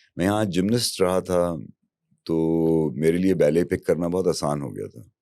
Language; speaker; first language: Urdu; native; Urdu